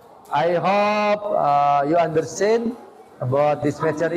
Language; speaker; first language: English; non-native, fluent; Indonesian